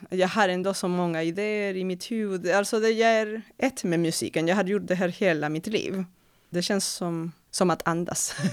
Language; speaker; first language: Swedish; non-native, fluent; Spanish